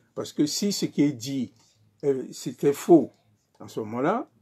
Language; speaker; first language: French; non-native, local second language; Sango